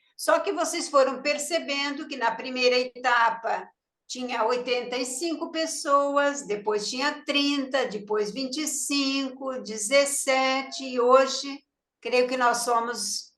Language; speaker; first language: Portuguese; native; Portuguese